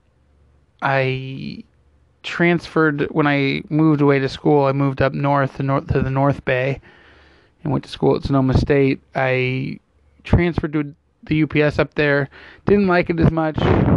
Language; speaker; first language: English; native; English